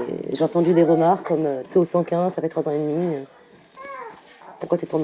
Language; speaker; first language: French; native; French